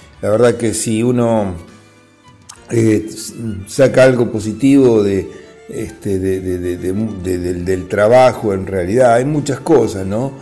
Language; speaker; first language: Spanish; native; Spanish